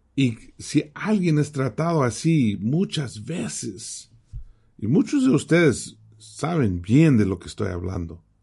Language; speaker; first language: Spanish; early bilingual, heritage; Spanish